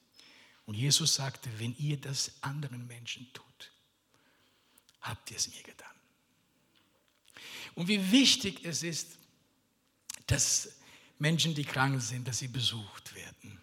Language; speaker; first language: German; non-native, fluent; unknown